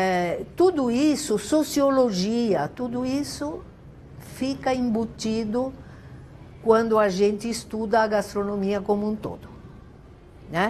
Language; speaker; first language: Portuguese; non-native, fluent; Italian